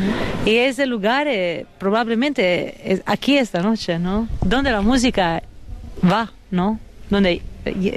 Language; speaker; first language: Spanish; non-native, fluent; Italian